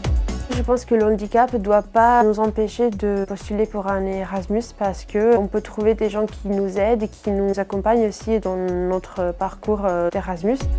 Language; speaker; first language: French; non-native, fluent; Italian